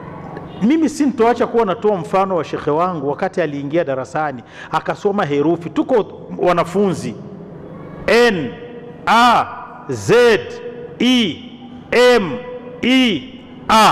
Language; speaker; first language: Swahili; non-native, local second language; Rundi